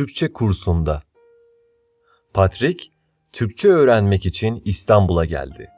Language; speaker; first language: Turkish; non-native, fluent; Persian